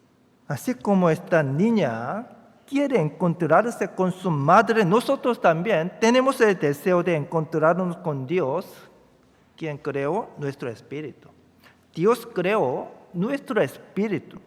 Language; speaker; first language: Spanish; non-native, fluent; Korean